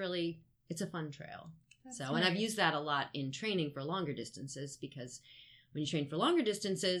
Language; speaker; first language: English; native; English